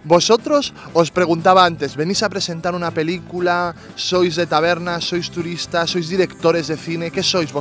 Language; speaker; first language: Spanish; native; Spanish